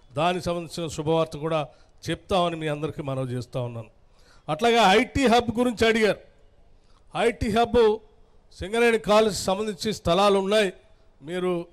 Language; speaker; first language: Telugu; native; Telugu